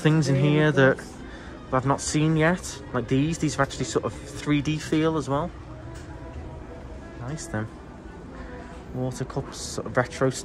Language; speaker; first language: English; native; English